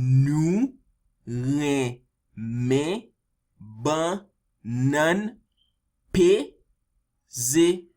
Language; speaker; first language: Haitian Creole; early bilingual, heritage; Haitian Creole